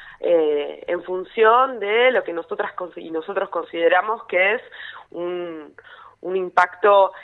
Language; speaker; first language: Spanish; native; Spanish